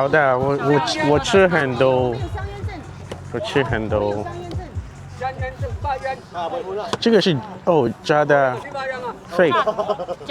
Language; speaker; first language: Chinese; non-native, learner; English